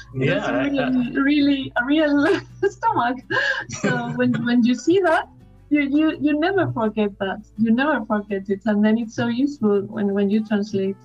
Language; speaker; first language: English; non-native, fluent; Spanish